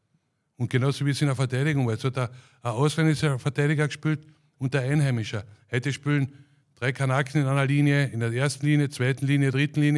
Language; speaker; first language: German; native; German